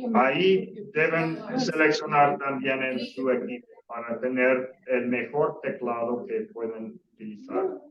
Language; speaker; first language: Spanish; non-native, fluent; English